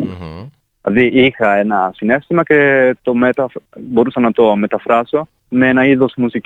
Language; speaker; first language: Greek; non-native, fluent; Italian